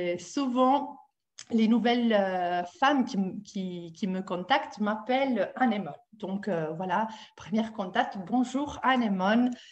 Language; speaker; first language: French; non-native, fluent; Italian